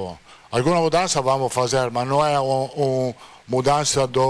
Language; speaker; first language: Portuguese; non-native, fluent; Italian